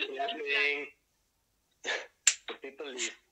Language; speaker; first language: English; non-native, fluent; German